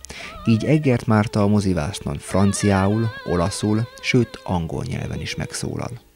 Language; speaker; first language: Hungarian; native; Hungarian